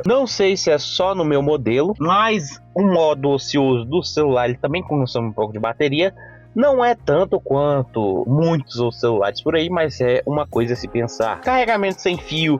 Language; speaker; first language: Portuguese; native; Portuguese